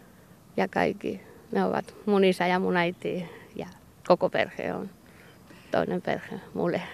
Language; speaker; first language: Finnish; non-native, learner; Basque